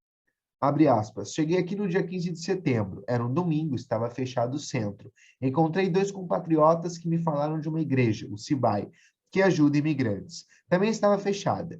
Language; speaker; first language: Portuguese; native; Portuguese